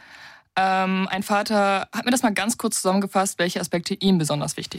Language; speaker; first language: German; native; German